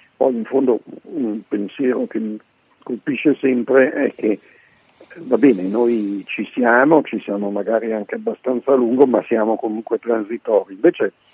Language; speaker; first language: Italian; native; Italian